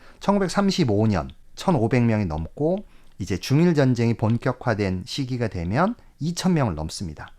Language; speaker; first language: Korean; native; Korean